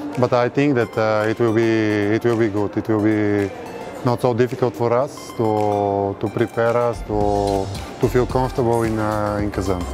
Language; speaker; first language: English; non-native, learner; Bulgarian